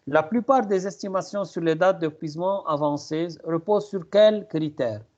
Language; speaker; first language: French; non-native, local second language; Arabic